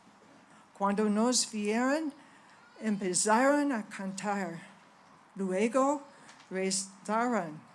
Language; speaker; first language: Spanish; non-native, fluent; English